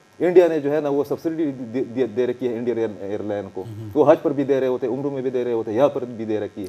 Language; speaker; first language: Urdu; non-native, local second language; Pashto